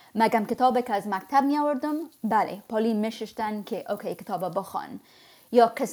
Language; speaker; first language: Persian; early bilingual, heritage; Persian